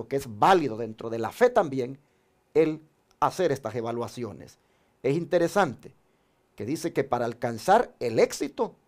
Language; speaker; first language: Spanish; native; Spanish